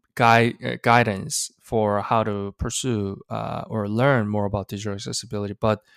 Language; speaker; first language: English; early bilingual, other home language; Korean